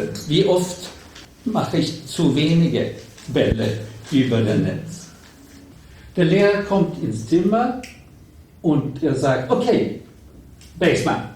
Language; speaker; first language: German; non-native, learner; Swedish